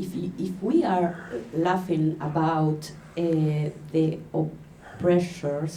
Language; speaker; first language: English; non-native, learner; Spanish